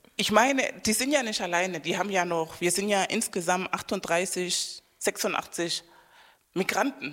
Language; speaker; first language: German; non-native, fluent; Spanish